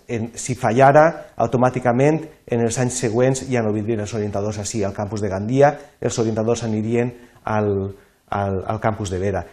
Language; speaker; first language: Catalan; native; Catalan